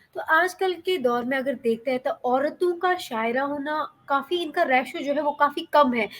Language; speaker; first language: Hindi; native; Hindi